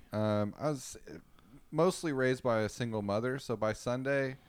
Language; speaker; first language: English; native; English